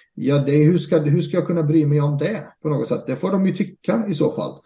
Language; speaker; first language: Swedish; early bilingual, other home language; Arabic